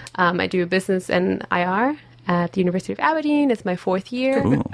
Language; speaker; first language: English; non-native, fluent; German